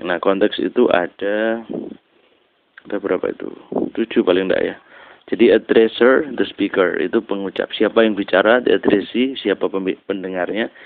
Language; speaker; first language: Indonesian; native; Indonesian